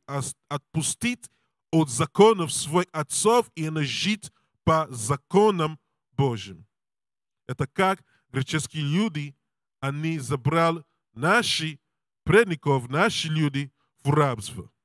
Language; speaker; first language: Russian; non-native, learner; English